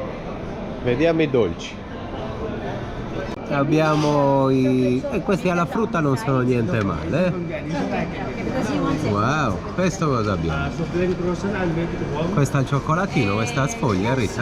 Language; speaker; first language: Italian; native; Italian